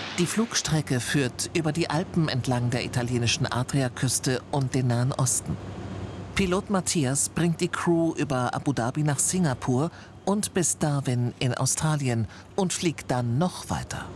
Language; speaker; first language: German; native; German